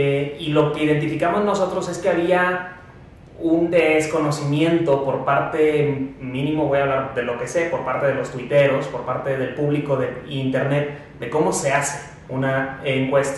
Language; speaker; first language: Spanish; native; Spanish